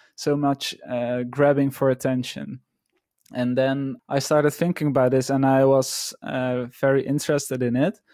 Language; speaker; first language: English; non-native, fluent; Dutch